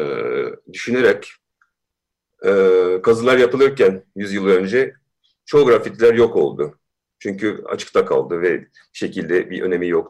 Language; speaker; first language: Turkish; early bilingual, heritage; Turkish